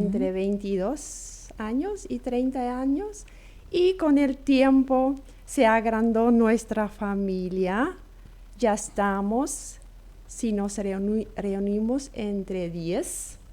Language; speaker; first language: Spanish; non-native, local second language; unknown